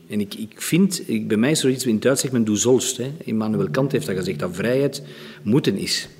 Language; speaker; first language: Dutch; native; Dutch